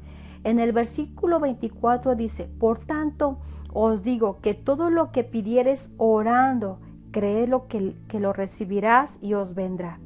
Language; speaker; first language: Spanish; native; Spanish